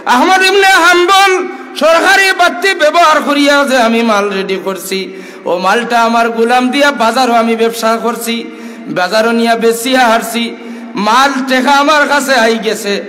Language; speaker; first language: Bangla; non-native, local second language; Sylheti